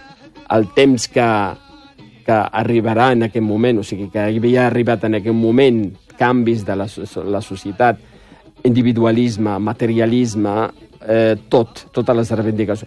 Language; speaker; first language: Catalan; non-native, fluent; Riffian